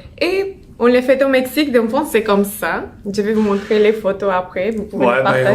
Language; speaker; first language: French; non-native, learner; Spanish